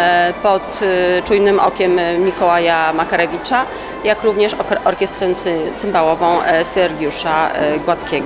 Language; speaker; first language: Polish; native; Polish